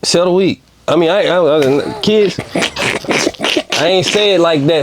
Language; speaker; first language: English; native; English